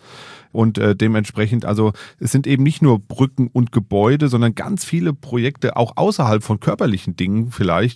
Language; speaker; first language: German; native; German